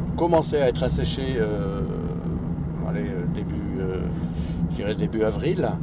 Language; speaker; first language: French; native; French